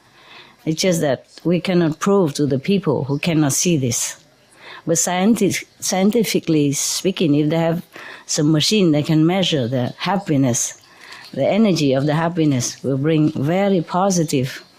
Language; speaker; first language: English; non-native, fluent; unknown